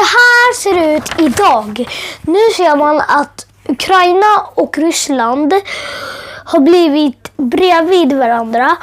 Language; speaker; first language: Swedish; early bilingual, other home language; Urdu